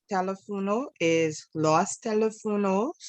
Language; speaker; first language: Spanish; non-native, learner; English